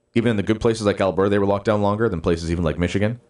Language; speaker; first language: English; native; English